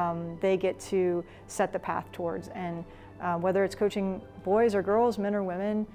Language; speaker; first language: English; native; English